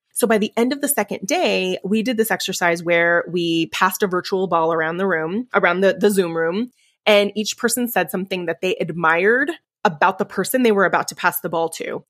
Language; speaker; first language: English; early bilingual, other home language; Spanish